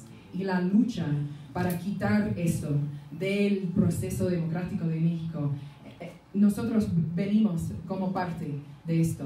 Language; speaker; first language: Spanish; non-native, fluent; English